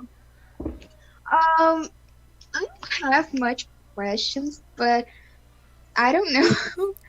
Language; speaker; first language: English; non-native, learner; Portuguese